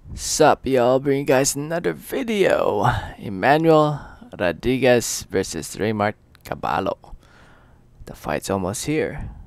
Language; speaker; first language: English; early bilingual, other home language; Filipino